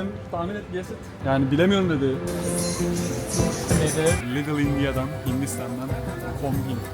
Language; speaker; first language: Turkish; native; Turkish